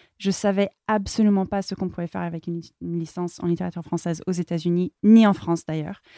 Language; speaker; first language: French; non-native, fluent; English